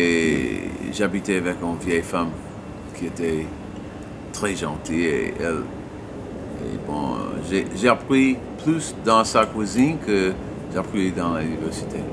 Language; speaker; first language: French; non-native, learner; English